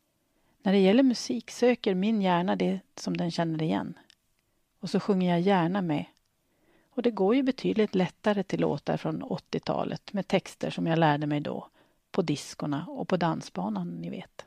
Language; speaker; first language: Swedish; native; Swedish